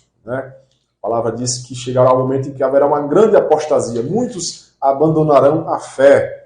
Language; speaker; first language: Portuguese; native; Portuguese